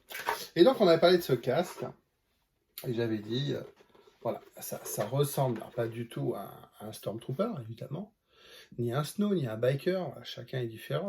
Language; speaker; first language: French; native; French